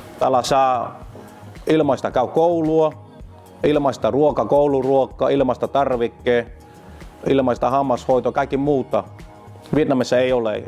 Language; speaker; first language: Finnish; early bilingual, other home language; Vietnamese